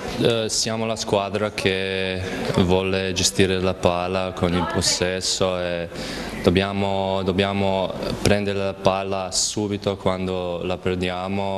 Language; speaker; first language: Italian; non-native, fluent; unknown